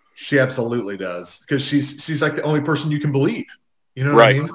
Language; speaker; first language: English; native; English